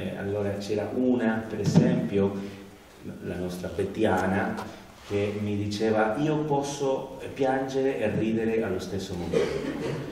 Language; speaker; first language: Italian; non-native, learner; Spanish